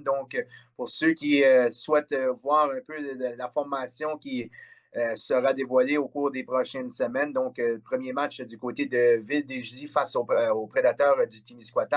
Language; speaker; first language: French; native; French